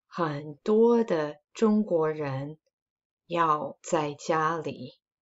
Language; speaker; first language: Chinese; non-native, fluent; English